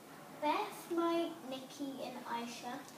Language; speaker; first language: Welsh; non-native, learner; English